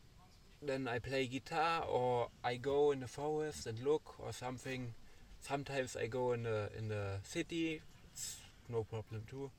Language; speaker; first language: English; non-native, learner; German